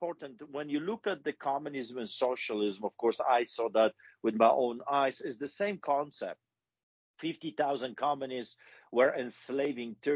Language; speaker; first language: English; non-native, fluent; Polish